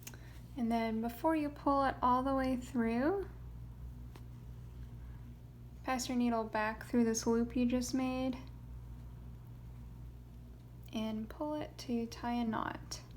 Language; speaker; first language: English; native; English